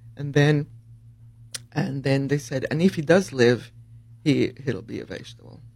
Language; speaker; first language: English; early bilingual, other home language; Spanish